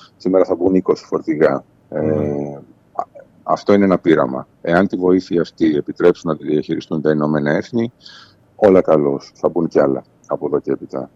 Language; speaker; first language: Greek; native; Greek